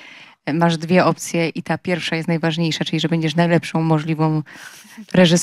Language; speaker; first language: Polish; native; Polish